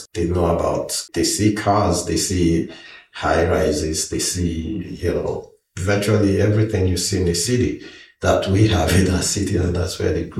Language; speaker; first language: English; non-native, local second language; Igbo